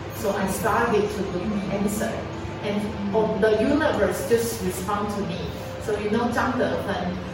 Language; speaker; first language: English; non-native, fluent; Chinese